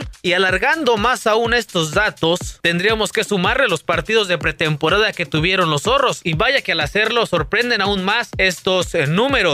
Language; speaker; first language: Spanish; native; Spanish